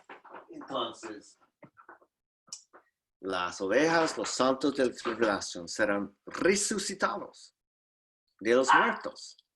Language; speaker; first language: Spanish; non-native, fluent; English